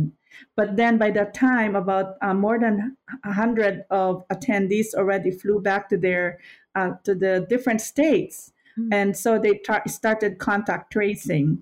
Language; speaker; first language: English; non-native, local second language; Filipino